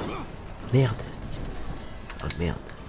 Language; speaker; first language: French; native; French